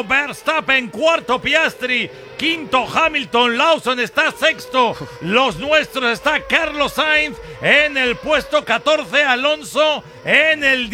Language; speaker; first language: Spanish; native; Spanish